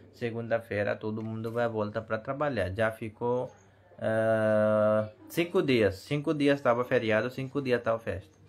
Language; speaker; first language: Portuguese; non-native, learner; Hindi